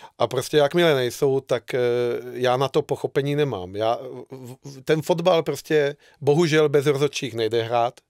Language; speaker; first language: Czech; non-native, fluent; Hungarian